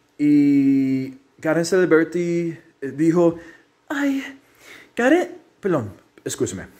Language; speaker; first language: Spanish; early bilingual, heritage; Spanish